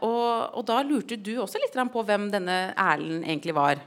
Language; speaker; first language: Norwegian; native; Norwegian